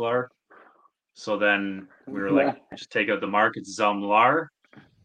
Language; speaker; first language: English; native; English